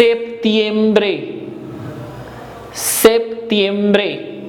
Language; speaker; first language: Spanish; non-native, learner; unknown